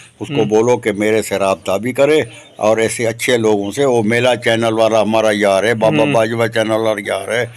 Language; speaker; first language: Urdu; non-native, local second language; Sindhi